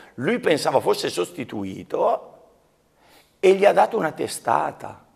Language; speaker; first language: Italian; native; Italian